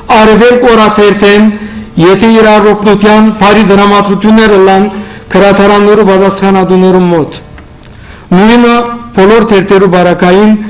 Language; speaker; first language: Armenian; native; Armenian